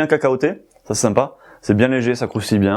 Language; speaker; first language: French; native; French